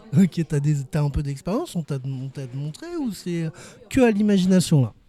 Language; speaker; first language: French; native; French